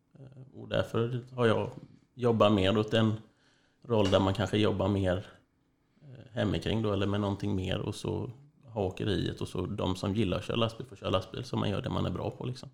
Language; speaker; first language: Swedish; native; Swedish